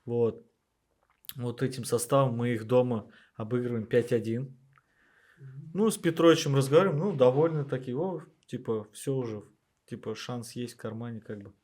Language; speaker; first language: Russian; native; Russian